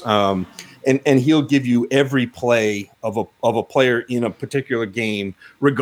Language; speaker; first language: English; native; English